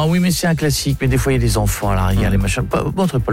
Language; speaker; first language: French; native; French